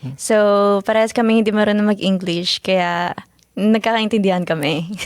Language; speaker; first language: Filipino; native; Filipino